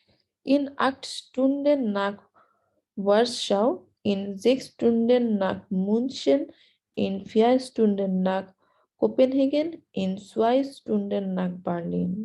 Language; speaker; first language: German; non-native, learner; Bangla